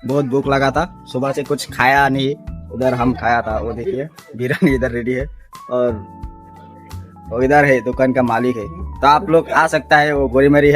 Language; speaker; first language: Hindi; non-native, local second language; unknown